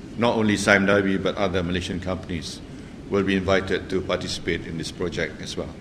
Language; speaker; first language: English; non-native, local second language; Malay